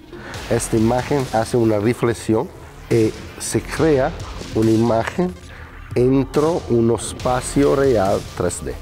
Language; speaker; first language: Spanish; non-native, learner; Italian